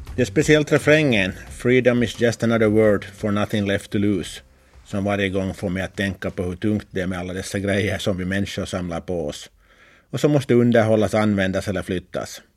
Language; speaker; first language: Swedish; native; Swedish